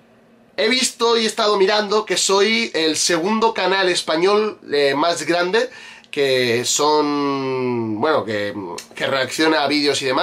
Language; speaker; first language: Spanish; native; Spanish